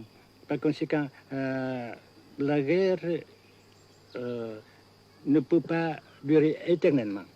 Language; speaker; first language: French; non-native, fluent; Vietnamese